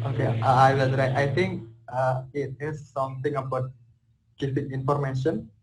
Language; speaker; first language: English; non-native, learner; Indonesian